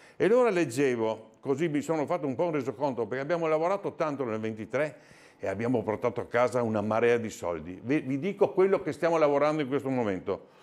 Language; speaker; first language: Italian; native; Italian